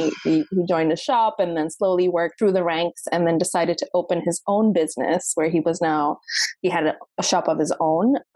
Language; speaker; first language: English; non-native, local second language; Sindhi